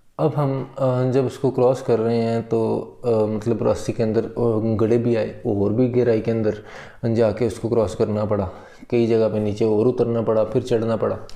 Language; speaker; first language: Urdu; non-native, local second language; Punjabi